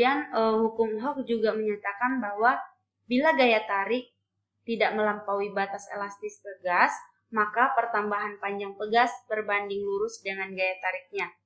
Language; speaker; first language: Indonesian; native; Indonesian